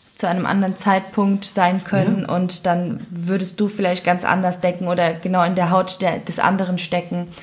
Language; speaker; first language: German; native; German